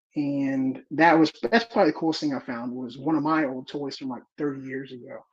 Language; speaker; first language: English; native; English